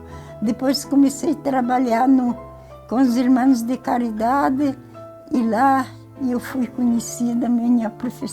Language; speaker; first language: Portuguese; early bilingual, other home language; Ukrainian